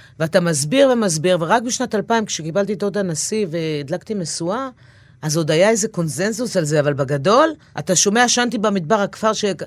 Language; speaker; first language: Hebrew; native; Hebrew